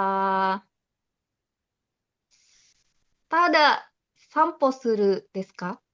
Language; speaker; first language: Japanese; non-native, learner; Indonesian